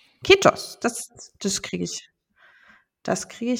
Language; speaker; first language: German; native; German